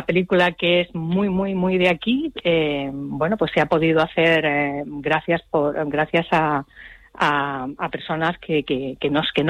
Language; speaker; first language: Spanish; native; Spanish